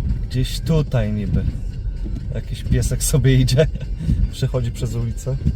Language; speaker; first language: Polish; native; Polish